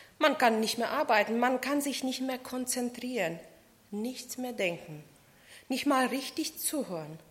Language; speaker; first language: German; non-native, fluent; Polish